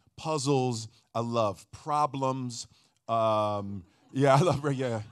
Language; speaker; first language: English; native; English